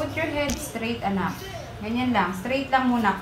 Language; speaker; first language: Filipino; native; Filipino